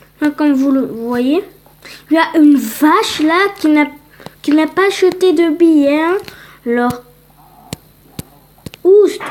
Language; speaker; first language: French; early bilingual, other home language; Polish